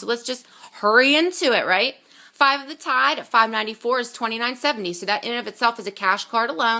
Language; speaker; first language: English; native; English